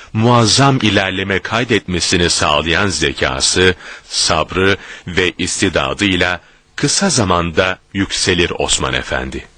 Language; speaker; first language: Turkish; native; Turkish